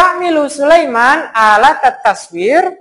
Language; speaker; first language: Arabic; non-native, fluent; Indonesian